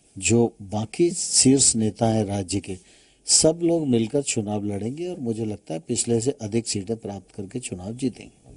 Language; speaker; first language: Hindi; native; Hindi